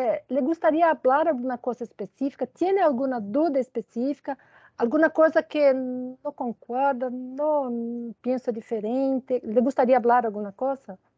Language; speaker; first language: Spanish; non-native, fluent; Portuguese